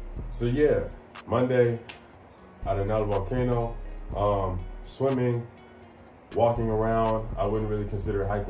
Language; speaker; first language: English; native; English